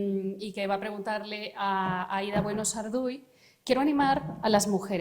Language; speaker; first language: Spanish; native; Spanish